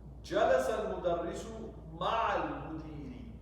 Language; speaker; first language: Arabic; non-native, fluent; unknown